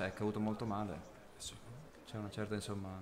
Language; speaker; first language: Italian; native; Italian